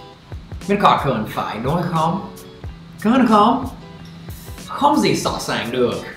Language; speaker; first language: Vietnamese; non-native, fluent; English